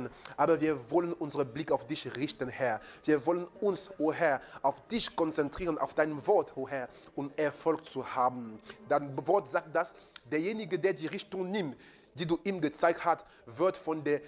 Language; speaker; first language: German; non-native, fluent; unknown